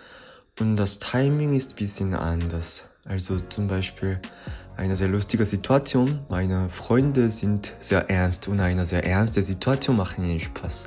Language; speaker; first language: German; non-native, fluent; Korean